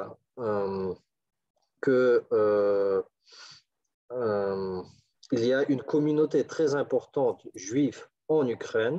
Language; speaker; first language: French; non-native, fluent; Ukrainian